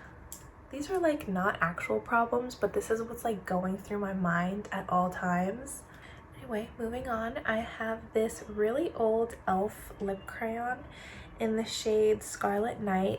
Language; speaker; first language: English; native; English